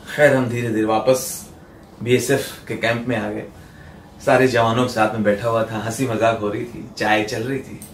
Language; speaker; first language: Hindi; native; Hindi